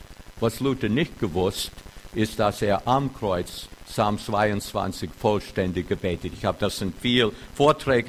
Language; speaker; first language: German; non-native, fluent; English